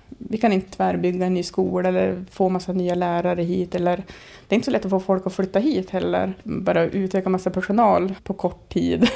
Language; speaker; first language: Swedish; native; Swedish